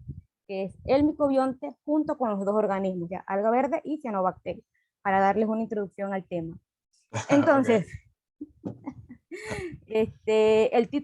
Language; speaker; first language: Spanish; native; Spanish